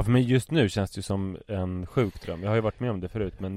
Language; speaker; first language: Swedish; native; Swedish